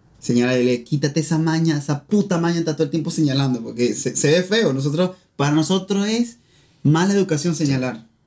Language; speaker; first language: Spanish; native; Spanish